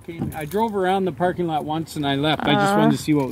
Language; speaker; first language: English; native; English